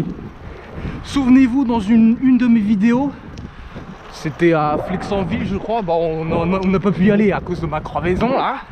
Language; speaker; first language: French; native; French